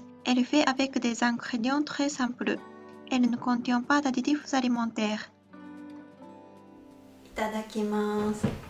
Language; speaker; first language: French; non-native, fluent; Japanese